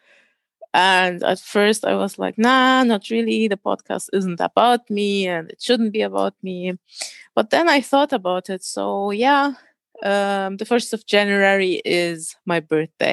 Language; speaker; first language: English; non-native, fluent; German